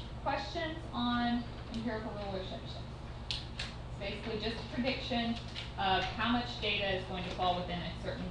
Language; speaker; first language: English; native; English